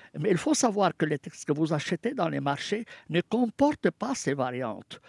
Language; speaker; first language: French; non-native, fluent; Arabic